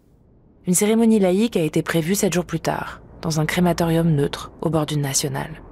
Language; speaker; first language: French; native; French